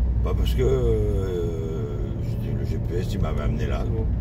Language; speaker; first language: French; native; French